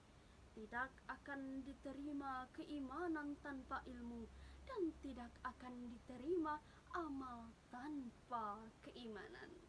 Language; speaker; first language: Indonesian; native; Indonesian